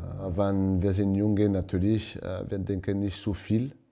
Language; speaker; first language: German; non-native, learner; French